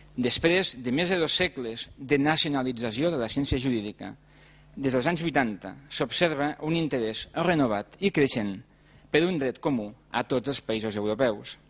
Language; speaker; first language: Catalan; native; Catalan